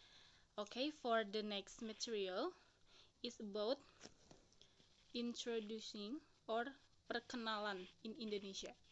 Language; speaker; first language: English; non-native, learner; Indonesian